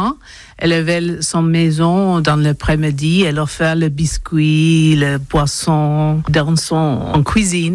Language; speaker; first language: French; non-native, learner; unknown